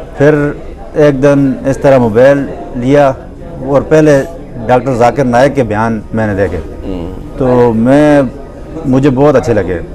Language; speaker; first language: Urdu; non-native, local second language; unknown